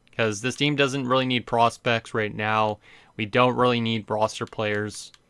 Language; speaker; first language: English; native; English